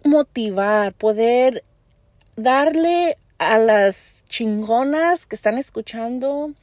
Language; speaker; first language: Spanish; early bilingual, heritage; Spanish